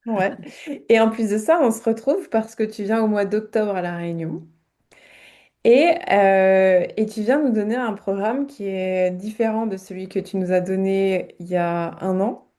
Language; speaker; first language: French; native; French